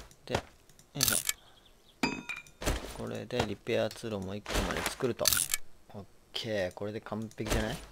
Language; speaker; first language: Japanese; native; Japanese